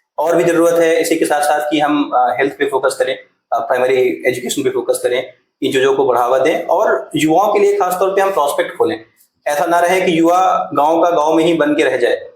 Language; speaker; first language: Hindi; native; Hindi